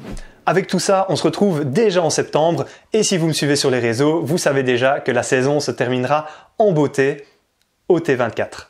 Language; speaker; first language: French; native; French